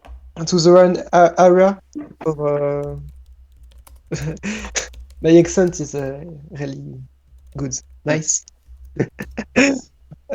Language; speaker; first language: English; non-native, learner; French